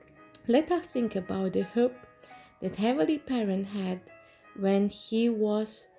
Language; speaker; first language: English; non-native, fluent; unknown